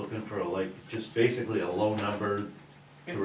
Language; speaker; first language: English; native; English